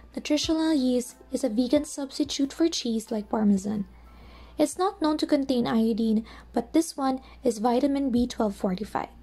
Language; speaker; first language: English; non-native, local second language; Filipino